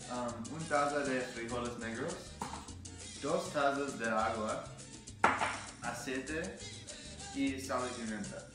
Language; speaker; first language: Spanish; non-native, learner; English